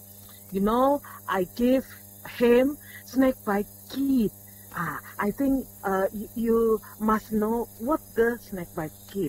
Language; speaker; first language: English; non-native, learner; Indonesian